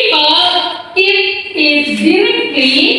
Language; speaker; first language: English; non-native, learner; Indonesian